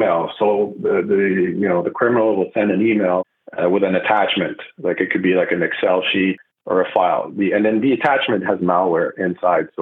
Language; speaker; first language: English; non-native, fluent; French